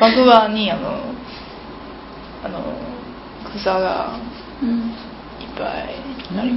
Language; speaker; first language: Japanese; non-native, learner; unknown